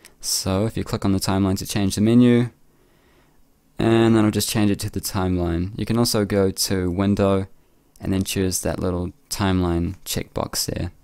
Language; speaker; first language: English; native; English